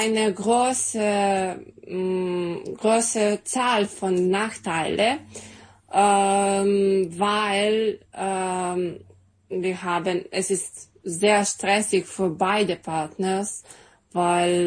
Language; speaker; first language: German; non-native, learner; Serbian